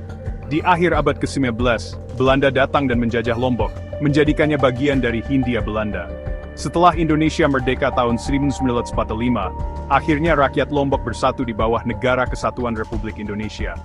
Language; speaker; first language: Indonesian; native; Indonesian